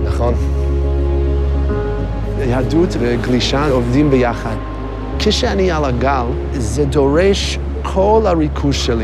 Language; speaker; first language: Hebrew; non-native, fluent; English